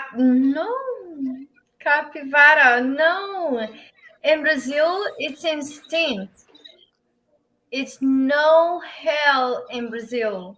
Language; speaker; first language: English; non-native, learner; Portuguese